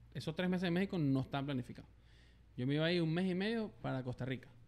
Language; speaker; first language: Spanish; native; Spanish